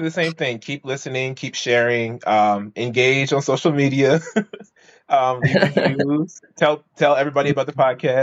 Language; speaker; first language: English; native; English